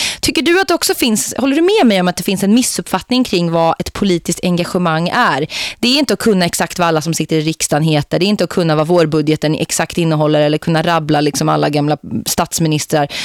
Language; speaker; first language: Swedish; native; Swedish